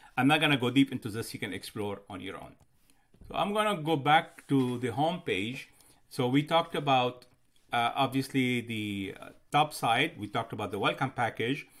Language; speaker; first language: English; non-native, fluent; Arabic